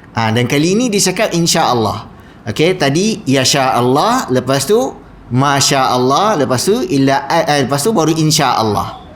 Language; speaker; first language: Malay; native; Malay